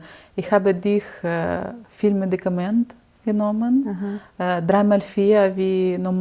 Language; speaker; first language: German; non-native, learner; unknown